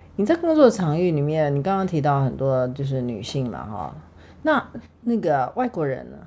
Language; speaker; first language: Chinese; native; Chinese